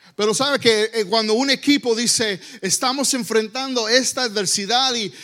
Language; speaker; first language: Spanish; early bilingual, heritage; Spanish